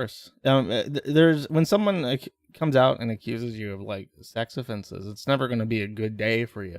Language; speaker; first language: English; native; English